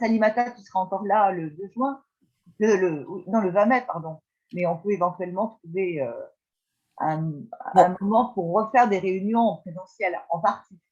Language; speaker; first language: French; native; French